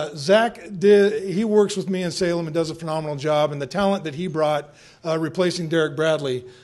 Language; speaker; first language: English; native; English